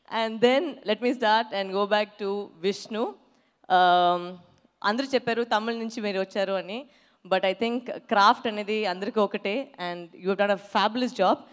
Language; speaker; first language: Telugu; non-native, fluent; Tamil